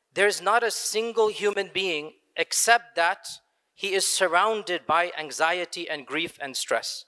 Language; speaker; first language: Urdu; early bilingual, other home language; English